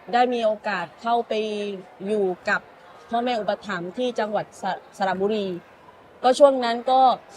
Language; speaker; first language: Thai; non-native, local second language; Malay